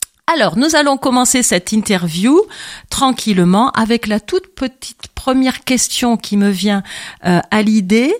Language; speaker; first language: French; native; French